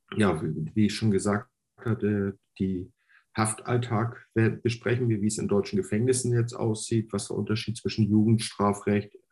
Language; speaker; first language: German; native; German